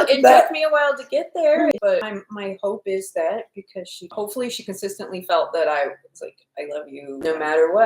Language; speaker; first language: English; native; English